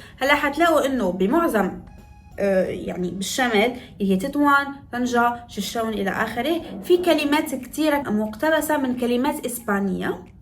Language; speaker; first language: Arabic; native; Arabic